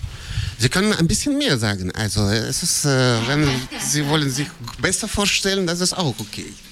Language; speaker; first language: German; non-native, fluent; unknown